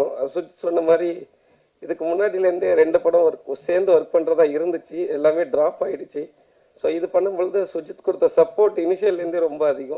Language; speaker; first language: Tamil; native; Tamil